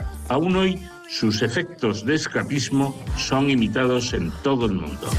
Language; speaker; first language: Spanish; native; Spanish